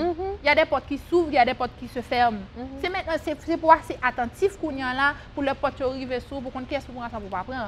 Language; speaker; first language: French; non-native, local second language; Haitian Creole